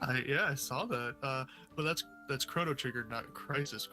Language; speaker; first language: English; native; English